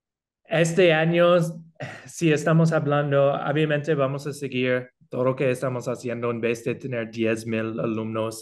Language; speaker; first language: Spanish; non-native, fluent; English